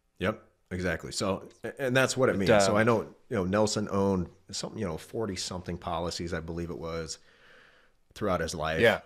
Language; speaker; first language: English; native; English